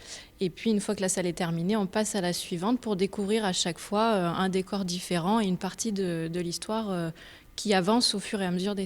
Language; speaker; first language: French; native; French